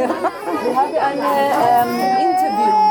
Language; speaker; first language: German; non-native, learner; Italian